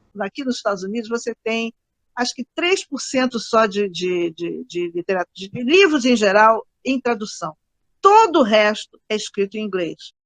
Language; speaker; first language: Portuguese; native; Portuguese